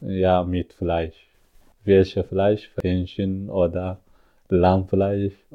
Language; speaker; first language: German; non-native, learner; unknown